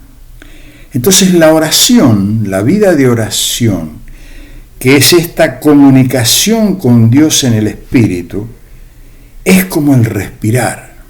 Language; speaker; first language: Spanish; native; Spanish